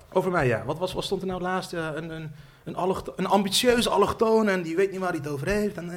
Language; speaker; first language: Dutch; early bilingual, other home language; Turkish